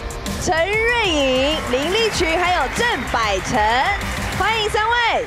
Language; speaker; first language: Chinese; native; Chinese